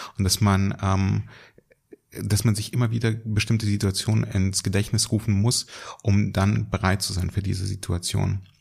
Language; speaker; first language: German; early bilingual, other home language; Russian